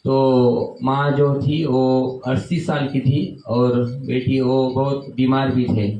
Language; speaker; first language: Hindi; non-native, local second language; Marathi